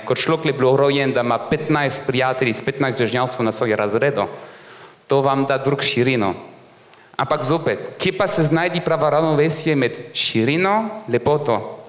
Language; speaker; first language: Slovenian; non-native, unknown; French